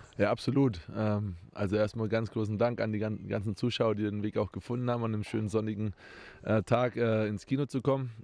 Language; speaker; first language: German; native; German